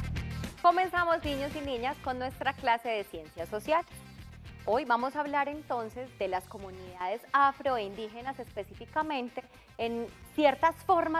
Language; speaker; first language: Spanish; native; Spanish